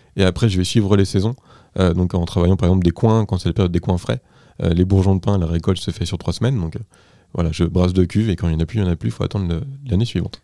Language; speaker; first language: French; native; French